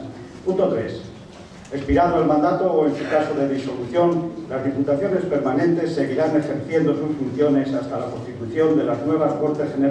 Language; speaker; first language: Spanish; native; Spanish